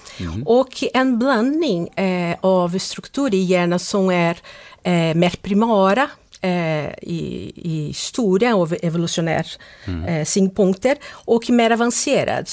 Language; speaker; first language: Swedish; non-native, fluent; Portuguese